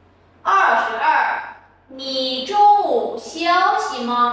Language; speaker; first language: Chinese; non-native, fluent; Vietnamese